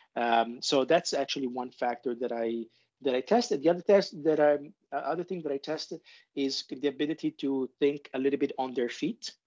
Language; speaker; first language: English; non-native, fluent; Italian